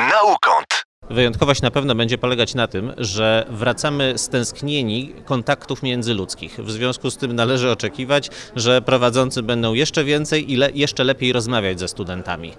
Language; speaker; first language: Polish; native; Polish